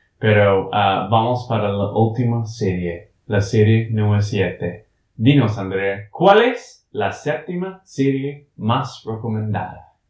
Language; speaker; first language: Spanish; non-native, learner; English